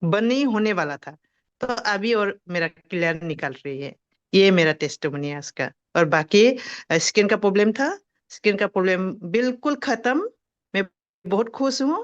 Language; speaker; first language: Hindi; non-native, local second language; Assamese